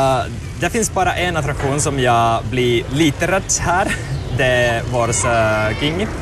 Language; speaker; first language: Swedish; non-native, learner; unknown